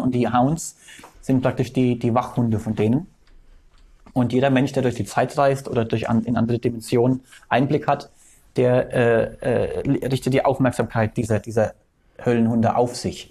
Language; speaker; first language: German; native; German